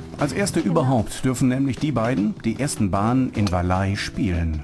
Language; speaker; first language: German; native; German